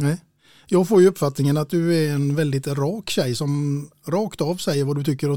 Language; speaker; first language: Swedish; native; Swedish